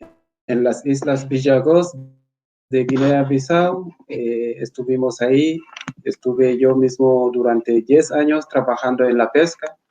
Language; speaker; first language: Spanish; non-native, fluent; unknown